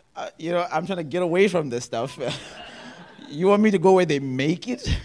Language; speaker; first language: English; non-native, local second language; Shona